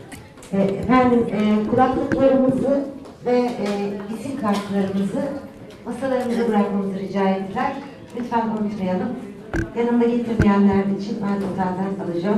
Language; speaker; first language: Turkish; native; Turkish